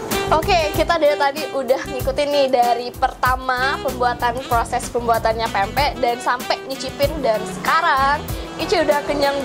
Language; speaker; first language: Indonesian; native; Indonesian